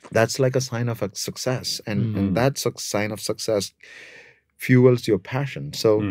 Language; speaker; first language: English; non-native, local second language; Malayalam